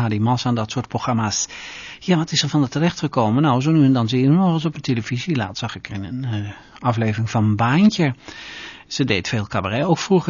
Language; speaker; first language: Dutch; native; Dutch